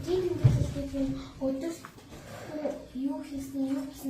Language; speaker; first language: Mongolian; non-native, learner; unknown